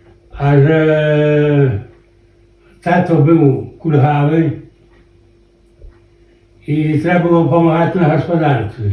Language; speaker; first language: Polish; non-native, local second language; Belarusian